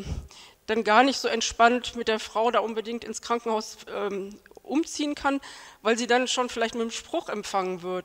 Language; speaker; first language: German; native; German